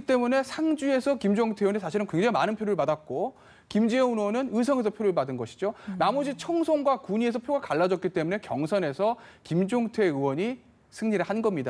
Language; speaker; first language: Korean; native; Korean